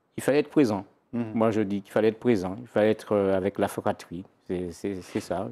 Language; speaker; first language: French; native; French